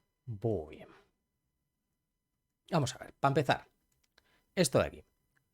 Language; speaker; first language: Spanish; native; Spanish